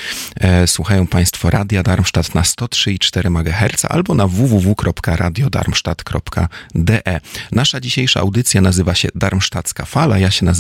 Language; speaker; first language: German; non-native, fluent; Polish